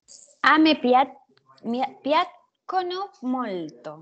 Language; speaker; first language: Italian; non-native, learner; Spanish